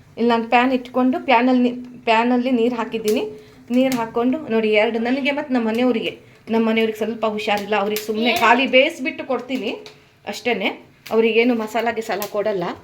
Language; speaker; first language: Kannada; non-native, local second language; Konkani